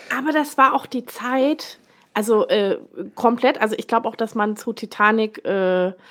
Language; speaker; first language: German; native; German